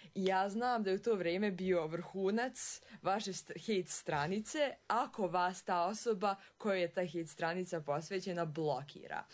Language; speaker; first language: Serbian; native; Serbian